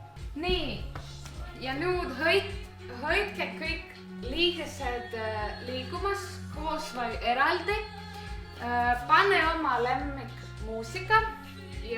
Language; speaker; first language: Estonian; non-native, learner; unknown